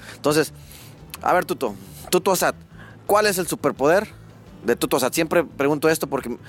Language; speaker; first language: Spanish; native; Spanish